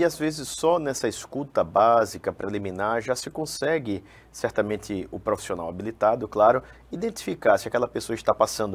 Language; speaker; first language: Portuguese; native; Portuguese